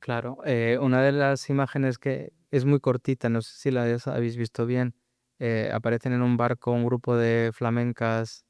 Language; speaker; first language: Spanish; native; Spanish